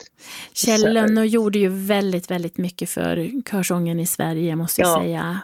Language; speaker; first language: Swedish; native; Swedish